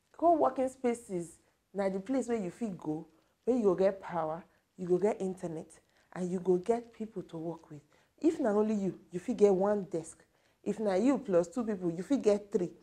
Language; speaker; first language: Nigerian Pidgin; native; Nigerian Pidgin